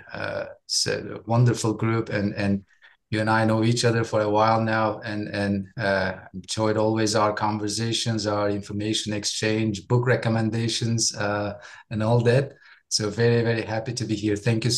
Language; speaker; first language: English; non-native, fluent; Turkish